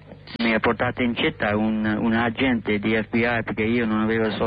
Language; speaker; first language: Italian; non-native, learner; English